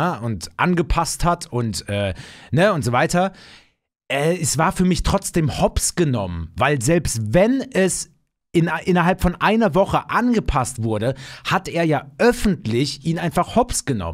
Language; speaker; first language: German; native; German